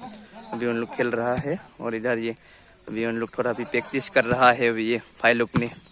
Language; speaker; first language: Hindi; non-native, local second language; Bodo